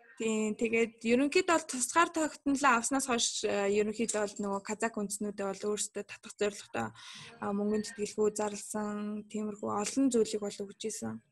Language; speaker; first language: Mongolian; non-native, local second language; Kazakh